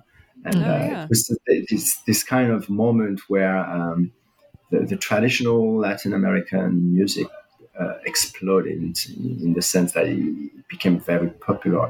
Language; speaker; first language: English; non-native, fluent; French